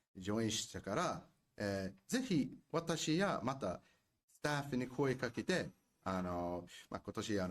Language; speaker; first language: Japanese; non-native, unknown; English